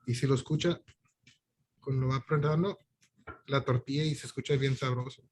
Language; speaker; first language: Spanish; early bilingual, other home language; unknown